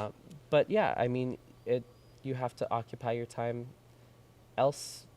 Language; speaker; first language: English; native; English